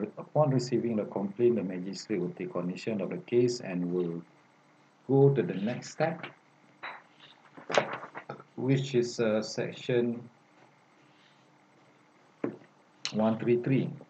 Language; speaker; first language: English; non-native, local second language; Malay